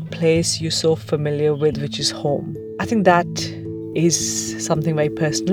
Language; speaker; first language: English; non-native, local second language; Hindi